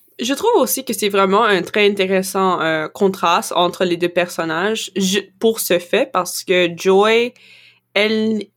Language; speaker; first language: French; non-native, local second language; English